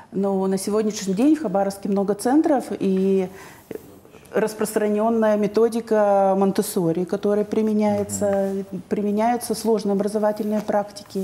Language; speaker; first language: Russian; native; Russian